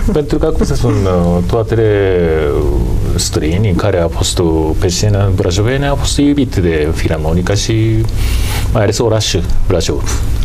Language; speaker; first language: Romanian; non-native, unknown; Japanese